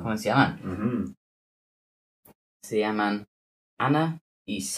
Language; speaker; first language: Spanish; non-native, learner; English